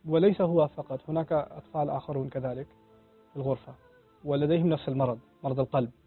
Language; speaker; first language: Arabic; non-native, fluent; Urdu